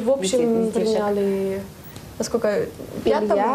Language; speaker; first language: Russian; non-native, learner; German